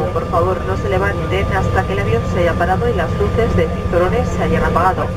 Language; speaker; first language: Spanish; native; Spanish